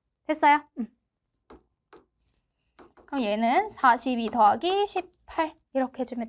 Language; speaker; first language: Korean; native; Korean